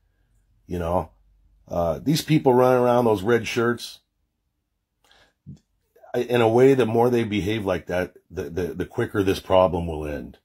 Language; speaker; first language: English; native; English